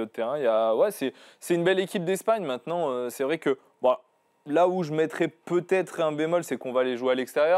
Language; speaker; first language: French; native; French